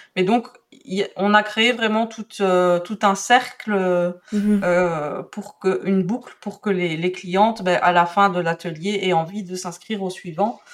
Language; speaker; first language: French; native; French